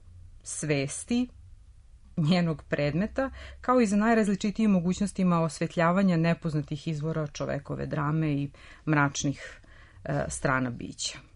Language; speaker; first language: Serbian; native; Serbian